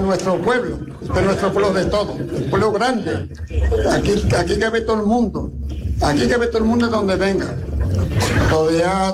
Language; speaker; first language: Spanish; native; Spanish